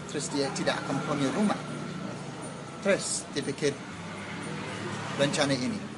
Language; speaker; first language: Indonesian; non-native, learner; English